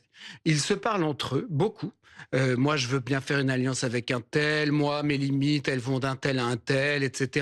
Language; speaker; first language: French; native; French